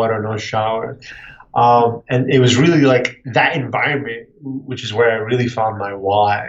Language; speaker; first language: English; native; English